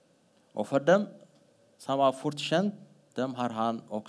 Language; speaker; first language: Norwegian; non-native, fluent; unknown